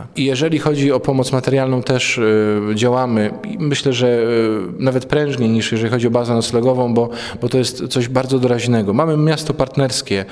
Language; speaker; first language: Polish; native; Polish